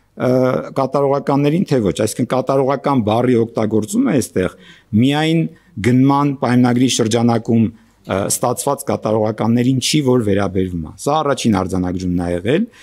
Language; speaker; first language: Armenian; native; Armenian